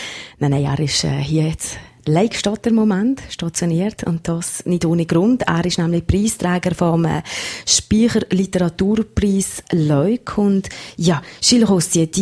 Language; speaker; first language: German; native; German